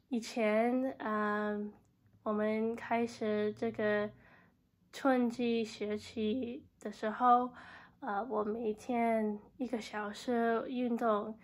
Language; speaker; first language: Chinese; non-native, learner; English